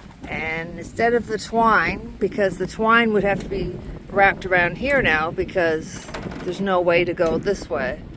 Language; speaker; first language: English; native; English